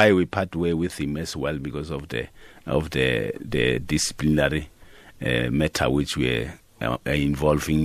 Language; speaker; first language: English; non-native, local second language; Northern Sotho